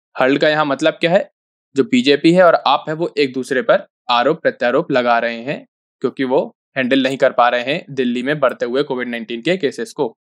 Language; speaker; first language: Hindi; native; Hindi